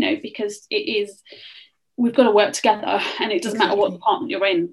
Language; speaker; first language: English; native; English